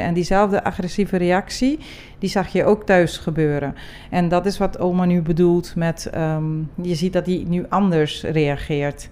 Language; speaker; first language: Dutch; non-native, local second language; Papiamento